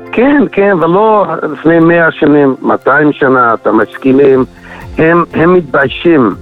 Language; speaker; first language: Hebrew; non-native, fluent; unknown